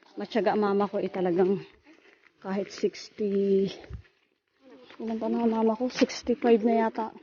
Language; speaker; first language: Filipino; non-native, local second language; Bikol